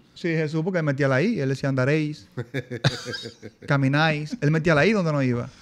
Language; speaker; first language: Spanish; native; Spanish